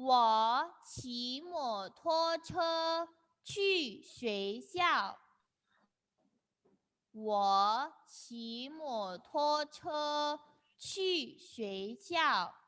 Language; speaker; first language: Chinese; non-native, fluent; Indonesian